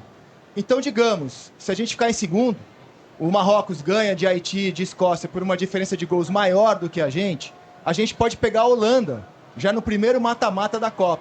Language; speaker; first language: Portuguese; native; Portuguese